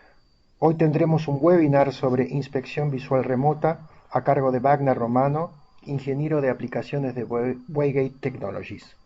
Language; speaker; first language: Spanish; native; Spanish